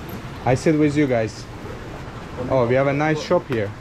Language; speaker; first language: English; non-native, fluent; Azerbaijani